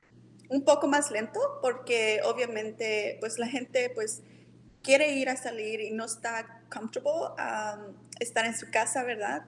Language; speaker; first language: Spanish; early bilingual, heritage; Spanish